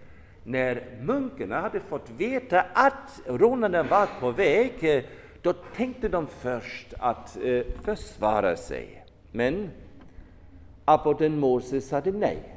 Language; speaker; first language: Swedish; non-native, fluent; German